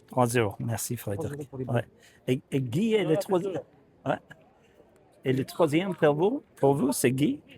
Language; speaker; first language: French; non-native, learner; English